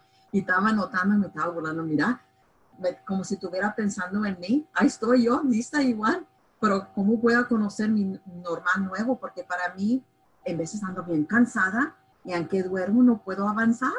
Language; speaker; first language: Spanish; early bilingual, heritage; Spanish